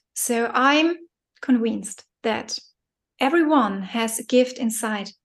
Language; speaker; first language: English; non-native, fluent; German